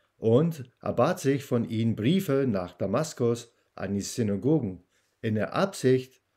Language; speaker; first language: German; non-native, fluent; English